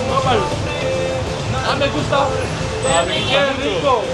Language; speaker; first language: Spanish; non-native, learner; French